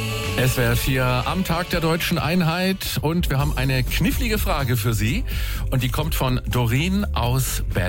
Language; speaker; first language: German; native; German